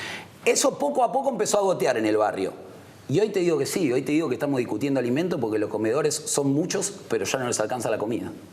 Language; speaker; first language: Spanish; native; Spanish